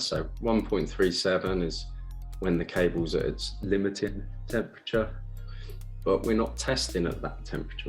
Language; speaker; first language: English; native; English